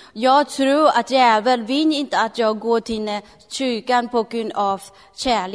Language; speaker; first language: Swedish; non-native, learner; Thai